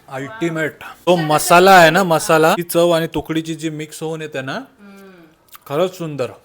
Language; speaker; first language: Marathi; native; Marathi